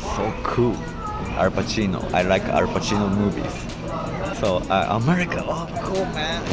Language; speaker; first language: English; non-native, fluent; Japanese